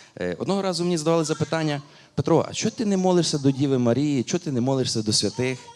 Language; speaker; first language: Ukrainian; native; Ukrainian